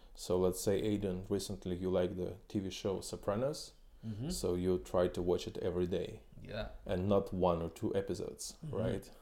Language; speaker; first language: English; non-native, fluent; Ukrainian